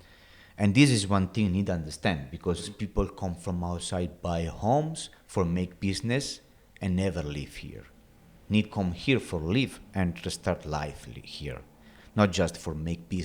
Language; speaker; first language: English; non-native, learner; Italian